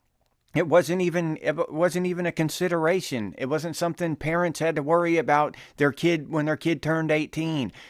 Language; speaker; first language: English; native; English